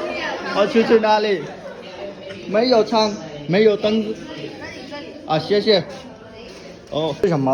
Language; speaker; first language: Chinese; non-native, learner; Bangla